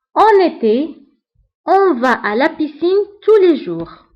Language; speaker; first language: French; non-native, local second language; Arabic